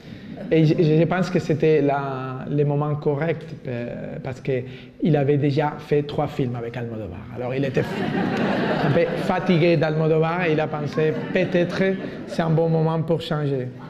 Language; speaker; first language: French; non-native, fluent; Spanish